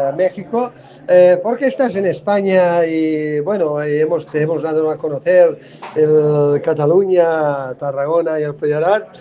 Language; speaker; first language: Spanish; non-native, local second language; Catalan